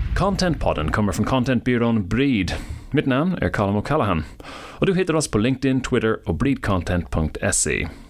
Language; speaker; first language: Swedish; non-native, fluent; English